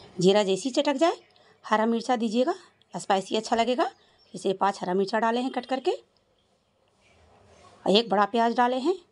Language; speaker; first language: Hindi; native; Hindi